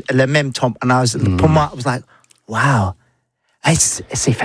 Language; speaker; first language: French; non-native, learner; English